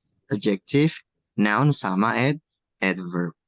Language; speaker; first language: English; non-native, fluent; Indonesian